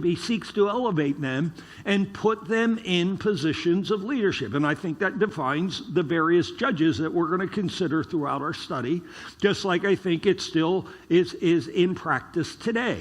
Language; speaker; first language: English; native; English